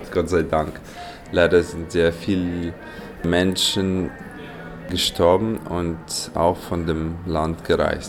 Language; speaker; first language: German; non-native, fluent; Ukrainian